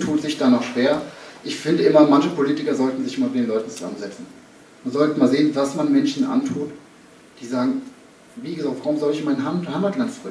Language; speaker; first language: German; native; German